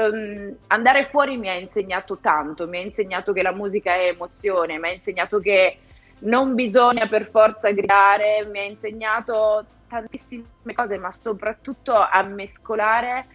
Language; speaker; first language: Italian; native; Italian